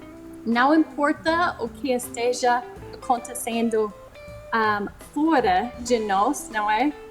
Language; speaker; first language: Portuguese; non-native, fluent; English